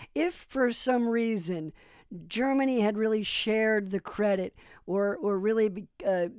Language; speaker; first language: English; early bilingual, other home language; Polish